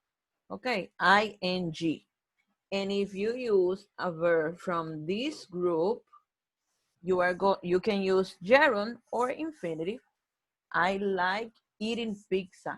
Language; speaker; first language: English; non-native, fluent; Spanish